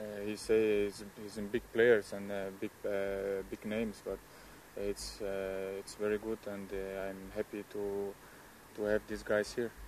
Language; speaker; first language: English; non-native, learner; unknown